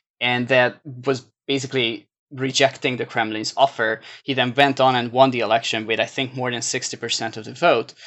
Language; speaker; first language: English; non-native, fluent; Hungarian